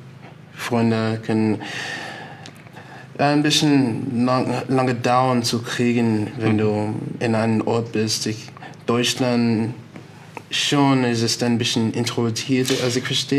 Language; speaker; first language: German; non-native, learner; English